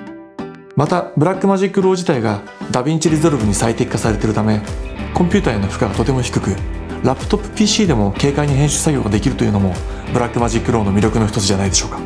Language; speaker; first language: Japanese; native; Japanese